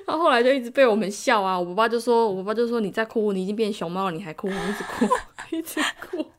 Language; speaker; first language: Chinese; native; Chinese